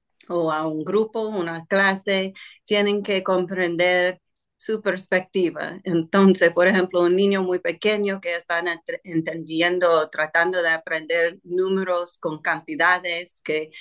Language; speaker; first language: Spanish; non-native, fluent; English